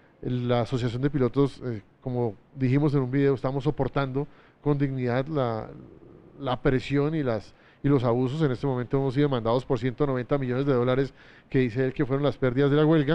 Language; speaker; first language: Spanish; native; Spanish